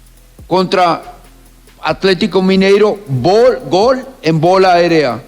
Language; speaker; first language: Portuguese; non-native, learner; Spanish